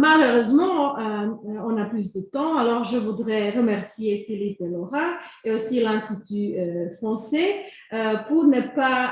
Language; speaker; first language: French; non-native, fluent; Croatian